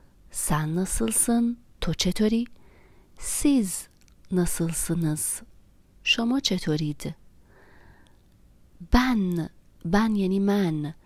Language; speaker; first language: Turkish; non-native, fluent; Persian